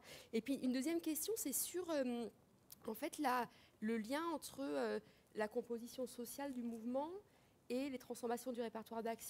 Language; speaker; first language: French; native; French